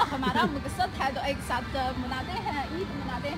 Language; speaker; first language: Hindi; non-native, learner; Chinese